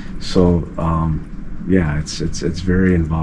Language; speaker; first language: English; native; English